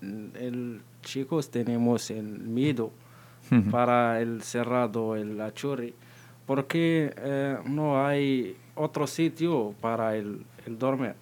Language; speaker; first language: Spanish; non-native, learner; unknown